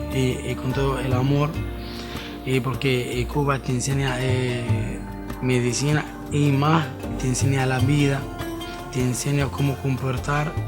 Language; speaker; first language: Spanish; non-native, fluent; Arabic